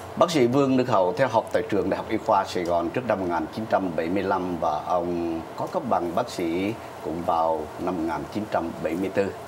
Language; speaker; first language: Vietnamese; native; Vietnamese